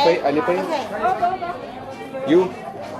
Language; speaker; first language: English; non-native, learner; Russian